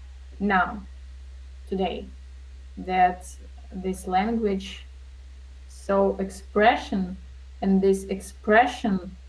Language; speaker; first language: English; non-native, learner; Russian